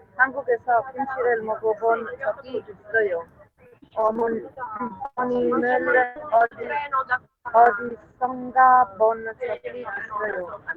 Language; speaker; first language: Korean; non-native, learner; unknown